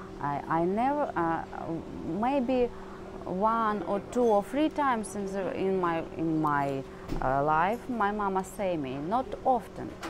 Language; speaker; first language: English; non-native, learner; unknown